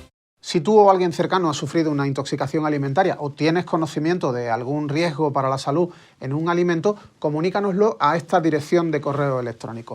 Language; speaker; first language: Spanish; native; Spanish